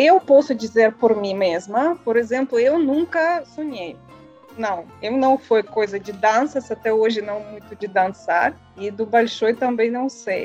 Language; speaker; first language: Portuguese; non-native, learner; Russian